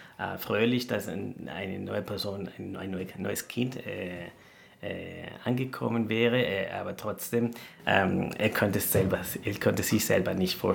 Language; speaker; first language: German; non-native, fluent; Spanish